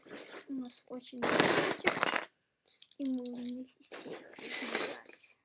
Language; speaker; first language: Russian; early bilingual, heritage; Russian